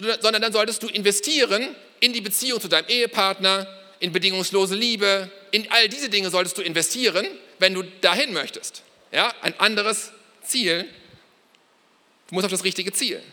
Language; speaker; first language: German; native; German